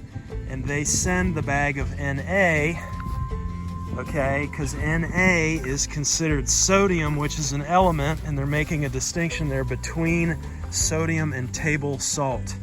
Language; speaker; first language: English; native; English